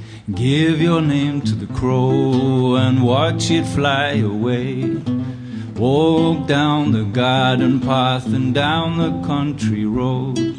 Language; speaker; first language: English; native; English